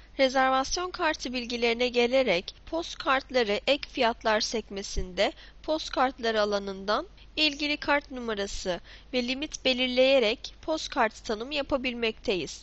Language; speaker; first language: Turkish; native; Turkish